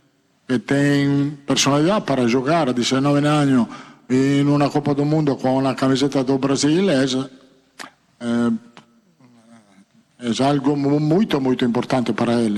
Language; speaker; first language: Portuguese; non-native, fluent; Italian